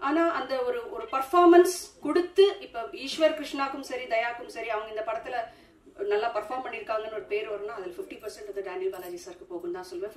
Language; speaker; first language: Tamil; native; Tamil